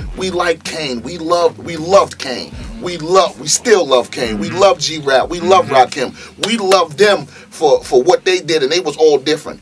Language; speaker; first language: English; native; English